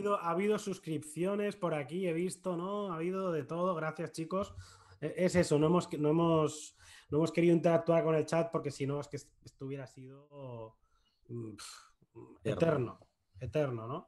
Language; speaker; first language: Spanish; native; Spanish